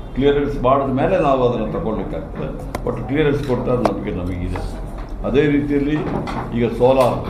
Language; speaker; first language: Kannada; non-native, local second language; Malayalam